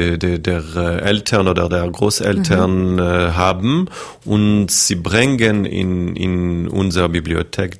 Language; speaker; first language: German; non-native, fluent; French